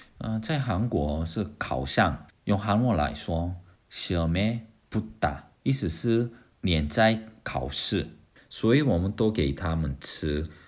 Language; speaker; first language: Chinese; non-native, fluent; Korean